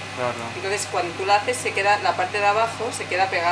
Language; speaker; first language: Spanish; native; Spanish